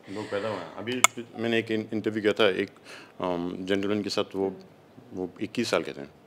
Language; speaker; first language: Hindi; native; Hindi